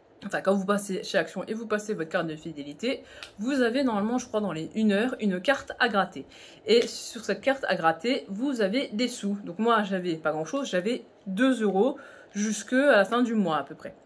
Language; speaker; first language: French; native; French